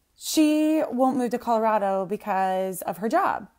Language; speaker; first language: English; native; English